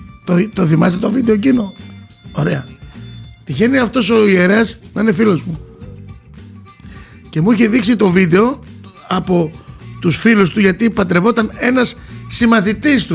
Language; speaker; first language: Greek; native; Greek